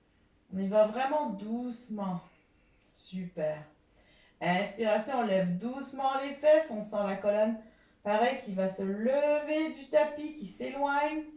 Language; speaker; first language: French; native; French